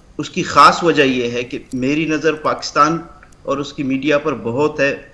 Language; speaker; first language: Urdu; non-native, local second language; Baluchi